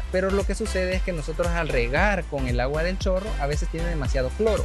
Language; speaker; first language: Spanish; native; Spanish